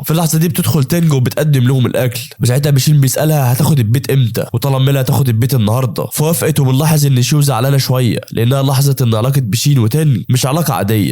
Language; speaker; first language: Arabic; native; Arabic